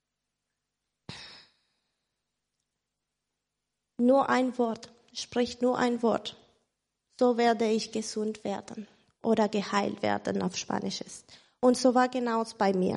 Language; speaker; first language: German; non-native, fluent; Spanish